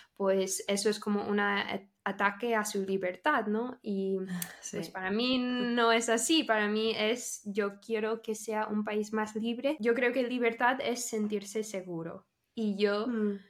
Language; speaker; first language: Spanish; non-native, fluent; English